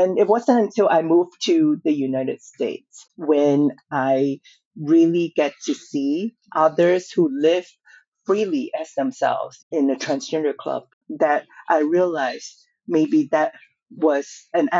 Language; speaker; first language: English; non-native, local second language; Cantonese